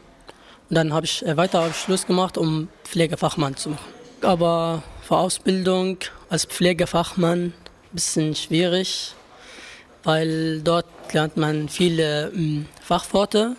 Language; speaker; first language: German; non-native, learner; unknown